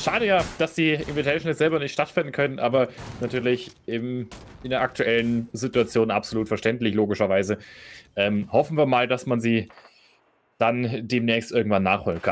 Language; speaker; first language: German; native; German